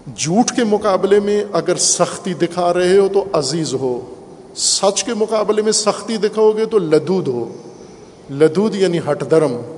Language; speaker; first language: Urdu; non-native, local second language; Punjabi